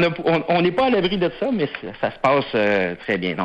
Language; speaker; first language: French; native; French